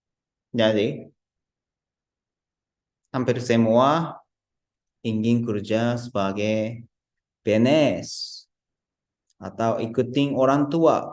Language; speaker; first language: Indonesian; non-native, fluent; Japanese